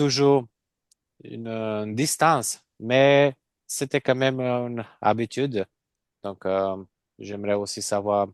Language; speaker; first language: French; non-native, learner; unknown